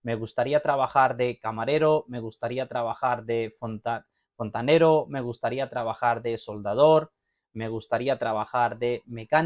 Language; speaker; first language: Spanish; non-native, fluent; Urdu